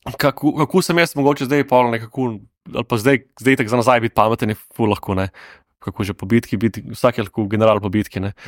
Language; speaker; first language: Slovenian; native; Slovenian